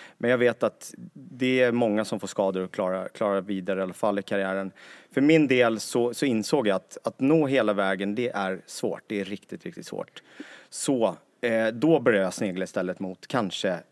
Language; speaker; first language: Swedish; native; Swedish